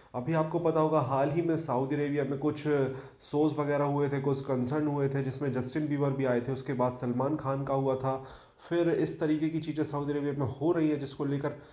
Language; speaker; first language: Hindi; native; Hindi